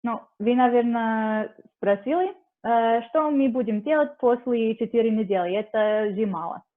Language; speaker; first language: Russian; non-native, learner; English